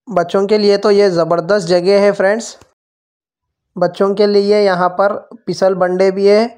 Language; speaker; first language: Hindi; non-native, local second language; Urdu